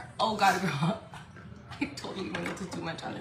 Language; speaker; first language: English; early bilingual, other home language; Spanish